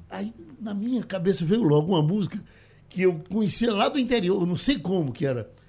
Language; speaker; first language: Portuguese; native; Portuguese